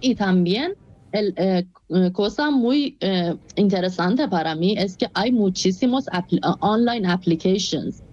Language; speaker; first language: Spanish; non-native, fluent; Persian